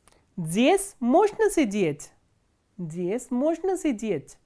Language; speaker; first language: Russian; non-native, fluent; Hindi